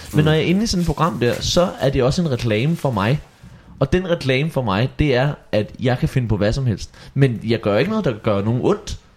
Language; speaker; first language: Danish; native; Danish